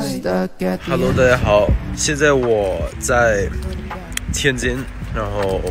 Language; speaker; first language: Chinese; non-native, fluent; Thai